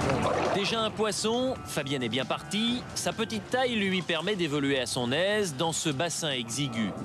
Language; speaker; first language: French; native; French